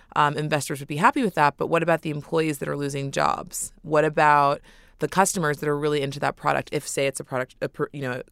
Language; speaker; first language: English; native; English